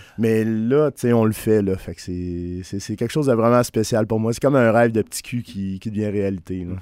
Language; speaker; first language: French; native; French